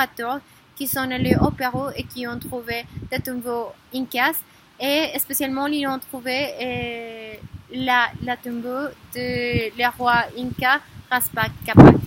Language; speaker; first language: French; non-native, learner; Spanish